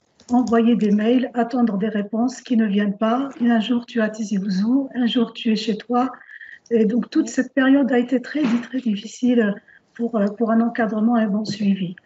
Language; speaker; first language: French; native; French